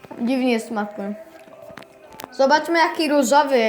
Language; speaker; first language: Polish; early bilingual, heritage; Polish